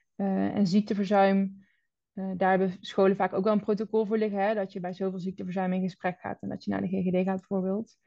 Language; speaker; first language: Dutch; native; Dutch